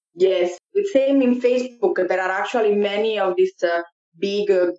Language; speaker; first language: English; non-native, fluent; Italian